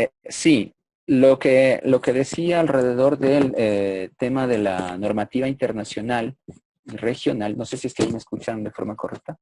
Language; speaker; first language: Spanish; native; Spanish